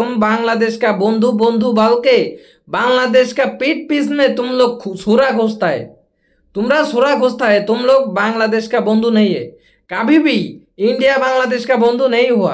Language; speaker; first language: Hindi; non-native, learner; Bangla